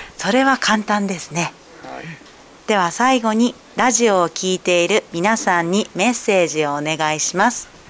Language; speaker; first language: Japanese; native; Japanese